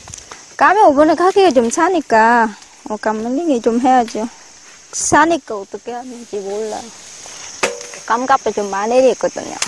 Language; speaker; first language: Korean; non-native, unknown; Vietnamese